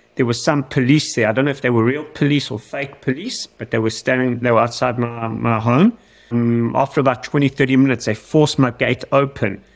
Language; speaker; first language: English; native; English